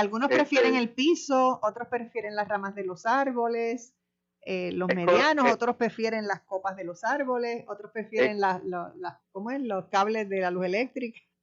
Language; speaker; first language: Spanish; native; Spanish